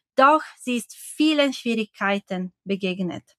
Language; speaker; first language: German; non-native, fluent; Italian